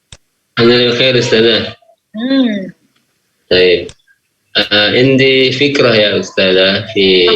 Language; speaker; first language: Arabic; non-native, learner; Indonesian